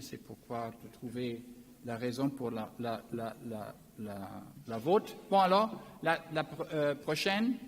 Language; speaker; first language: French; non-native, learner; German